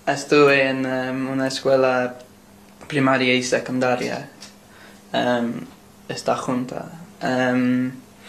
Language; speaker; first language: Spanish; non-native, learner; English